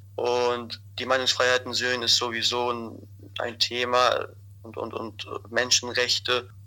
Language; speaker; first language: German; non-native, fluent; Arabic